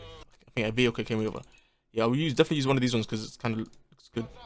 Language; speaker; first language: English; native; English